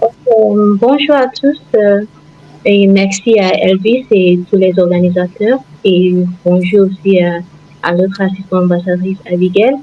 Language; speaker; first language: French; non-native, fluent; Igbo